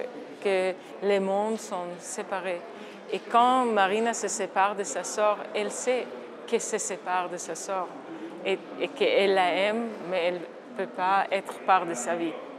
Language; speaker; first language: French; non-native, fluent; Hebrew